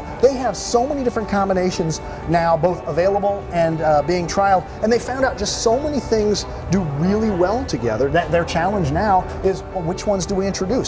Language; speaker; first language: English; native; English